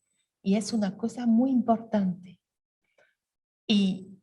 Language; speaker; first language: Spanish; non-native, learner; French